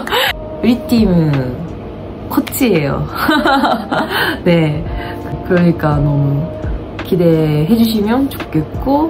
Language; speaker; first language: Korean; non-native, fluent; Japanese